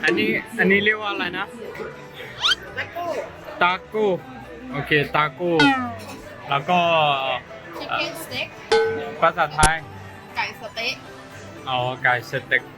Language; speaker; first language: Thai; non-native, learner; Chinese